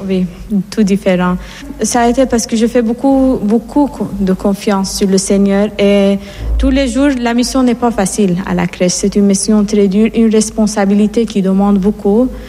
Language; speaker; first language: French; non-native, fluent; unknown